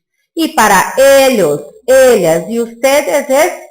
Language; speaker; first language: Spanish; non-native, fluent; Portuguese